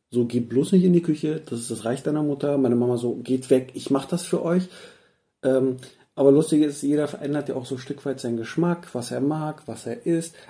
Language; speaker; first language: German; early bilingual, other home language; Persian